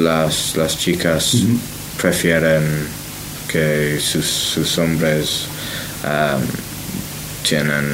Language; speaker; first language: Spanish; non-native, learner; English